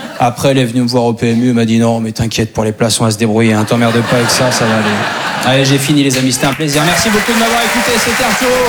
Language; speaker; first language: French; native; French